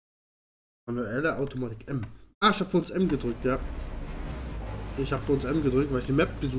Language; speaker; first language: German; native; German